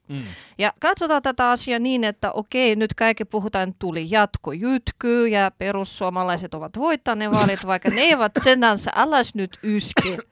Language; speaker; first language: Finnish; non-native, fluent; Russian